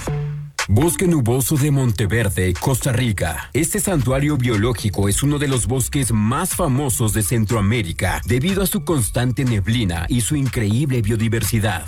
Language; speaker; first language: Spanish; native; Spanish